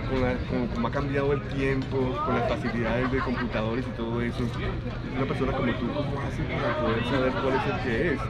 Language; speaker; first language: Spanish; native; Spanish